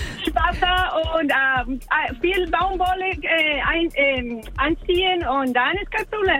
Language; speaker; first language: German; non-native, learner; Spanish